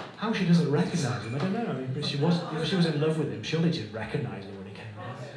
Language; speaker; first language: English; native; English